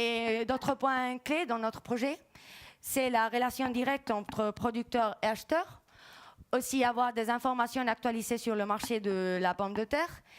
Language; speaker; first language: French; non-native, fluent; Spanish